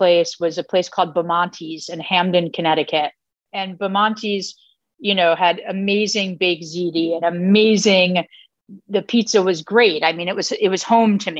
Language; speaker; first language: English; native; English